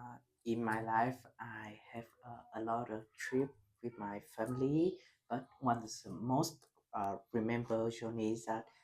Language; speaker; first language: English; non-native, learner; Vietnamese